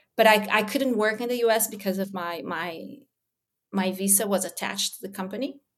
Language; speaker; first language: English; early bilingual, other home language; Portuguese